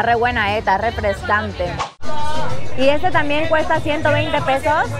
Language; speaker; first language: Spanish; native; Spanish